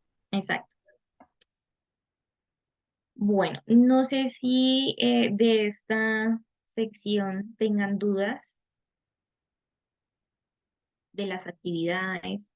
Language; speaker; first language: Spanish; native; Spanish